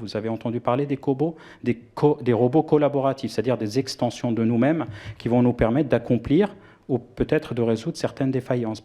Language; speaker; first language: French; non-native, local second language; Arabic